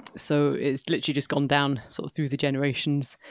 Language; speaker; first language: English; native; English